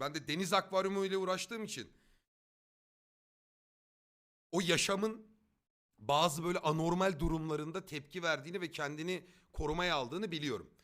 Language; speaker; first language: Turkish; native; Turkish